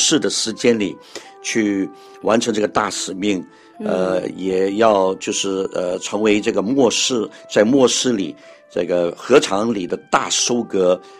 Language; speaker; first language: Chinese; non-native, local second language; Cantonese